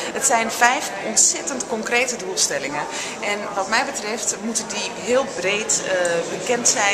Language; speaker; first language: Dutch; native; Dutch